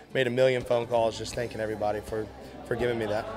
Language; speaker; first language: English; native; English